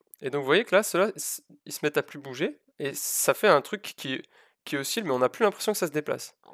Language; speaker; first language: French; native; French